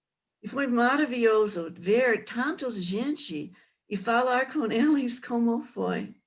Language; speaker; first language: Portuguese; non-native, learner; English